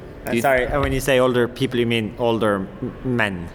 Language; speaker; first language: English; non-native, fluent; Norwegian